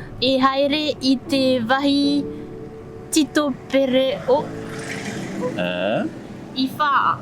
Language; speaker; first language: French; native; French